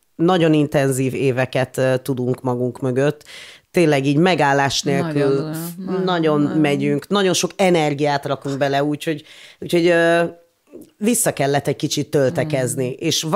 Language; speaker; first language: Hungarian; non-native, fluent; English